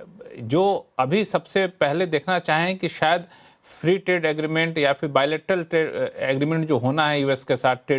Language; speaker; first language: Hindi; native; Hindi